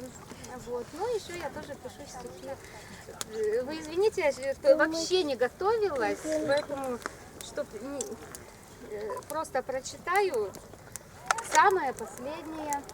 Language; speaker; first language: Russian; native; Russian